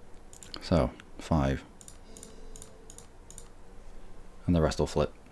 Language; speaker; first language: English; native; English